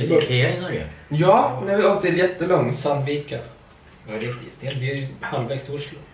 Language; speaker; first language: Swedish; early bilingual, other home language; Thai